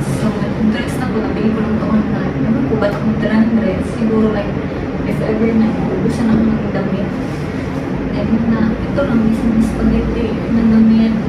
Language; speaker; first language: Filipino; non-native, local second language; Hiligaynon